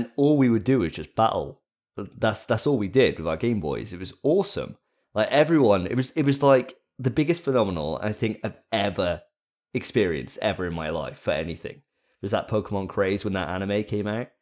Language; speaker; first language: English; native; English